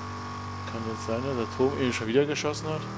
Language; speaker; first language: German; native; German